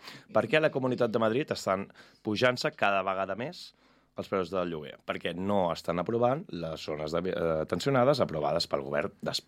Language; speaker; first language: Catalan; native; Catalan